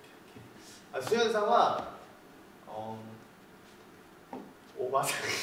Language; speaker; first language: Japanese; non-native, learner; Korean